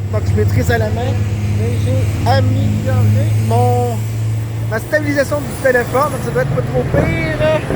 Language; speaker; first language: French; native; French